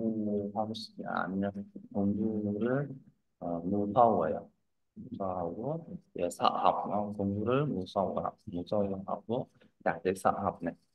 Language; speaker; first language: Korean; non-native, fluent; Vietnamese